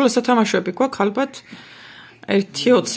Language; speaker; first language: Georgian; native; Georgian